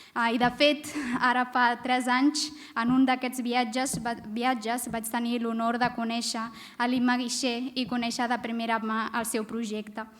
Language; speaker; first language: Catalan; early bilingual, other home language; Amharic